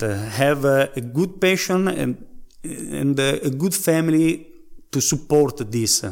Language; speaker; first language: English; non-native, learner; Italian